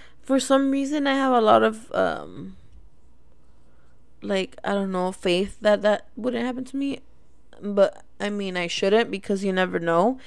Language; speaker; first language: English; early bilingual, other home language; Spanish